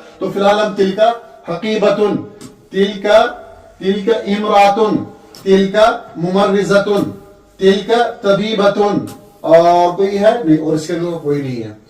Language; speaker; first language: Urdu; non-native, local second language; Kashmiri